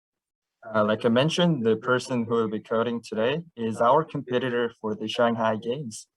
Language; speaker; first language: English; non-native, fluent; Korean